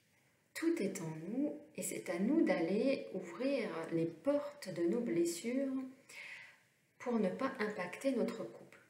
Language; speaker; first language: French; native; French